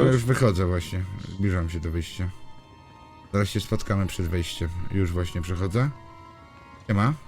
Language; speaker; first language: Polish; native; Polish